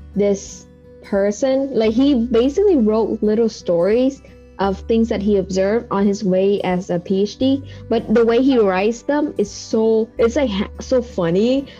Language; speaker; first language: English; non-native, fluent; Vietnamese